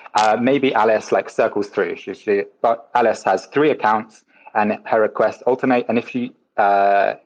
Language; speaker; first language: English; native; English